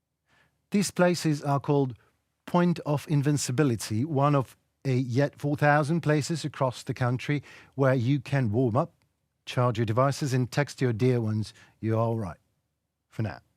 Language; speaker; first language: English; non-native, fluent; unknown